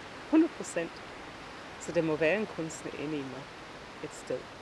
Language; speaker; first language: Danish; non-native, fluent; English